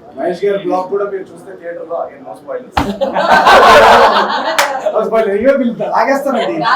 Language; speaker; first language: Telugu; native; Telugu